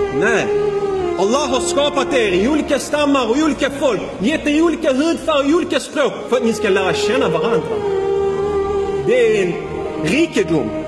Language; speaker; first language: Swedish; non-native, fluent; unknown